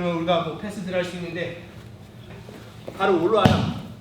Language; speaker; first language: Korean; early bilingual, heritage; Korean